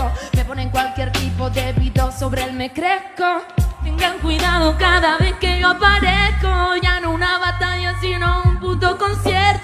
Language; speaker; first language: Spanish; native; Spanish